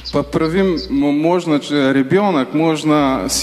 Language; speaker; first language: Russian; non-native, learner; Bulgarian